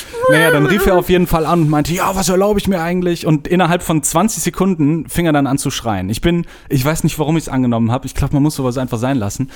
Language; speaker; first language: German; native; German